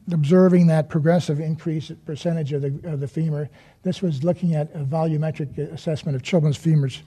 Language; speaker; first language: English; native; English